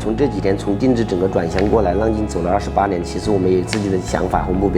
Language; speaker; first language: Chinese; native; Chinese